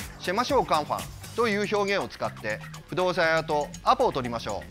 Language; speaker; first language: Japanese; native; Japanese